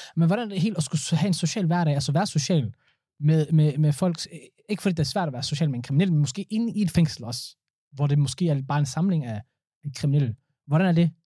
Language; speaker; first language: Danish; early bilingual, other home language; Somali